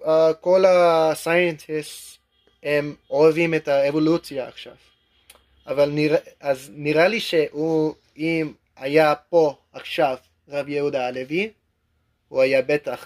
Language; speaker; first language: Hebrew; non-native, learner; English